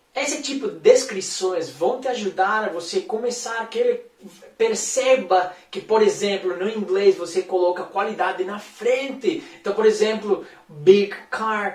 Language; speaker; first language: Portuguese; non-native, fluent; Spanish